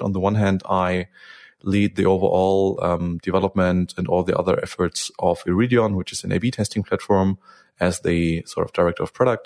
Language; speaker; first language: English; non-native, fluent; German